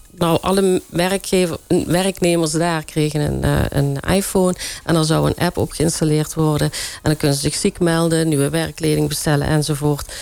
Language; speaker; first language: Dutch; native; Dutch